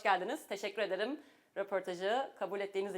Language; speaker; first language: Turkish; native; Turkish